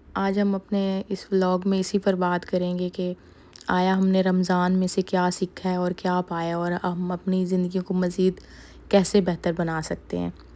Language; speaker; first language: Urdu; native; Urdu